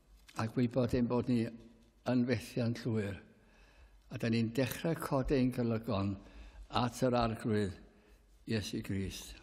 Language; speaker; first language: Welsh; native; Welsh